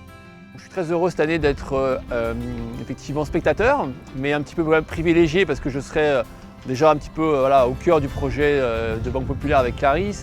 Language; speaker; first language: French; native; French